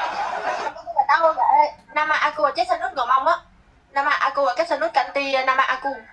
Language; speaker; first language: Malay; non-native, learner; Vietnamese